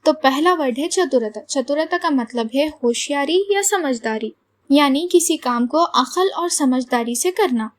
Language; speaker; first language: Hindi; non-native, local second language; Telugu